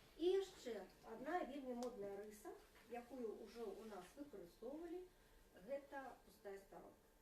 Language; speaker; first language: Belarusian; non-native, local second language; Russian